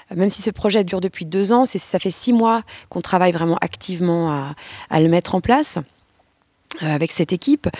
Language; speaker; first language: French; native; French